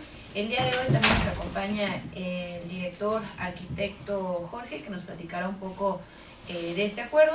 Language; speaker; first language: Spanish; native; Spanish